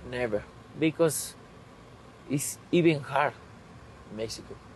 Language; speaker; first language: English; non-native, learner; Spanish